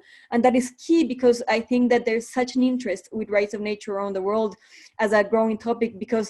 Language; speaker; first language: English; non-native, fluent; Spanish